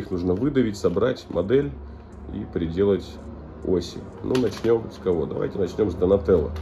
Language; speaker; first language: Russian; native; Russian